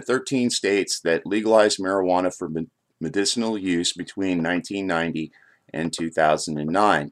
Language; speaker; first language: English; native; English